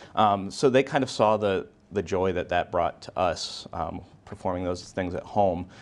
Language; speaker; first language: English; native; English